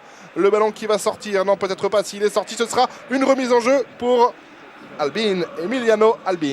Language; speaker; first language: French; native; French